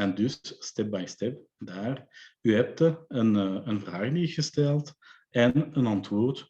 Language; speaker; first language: Dutch; non-native, local second language; French